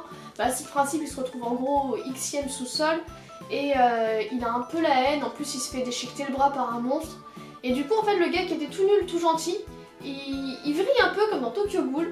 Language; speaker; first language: French; native; French